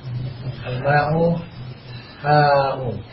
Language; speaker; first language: Arabic; non-native, learner; Indonesian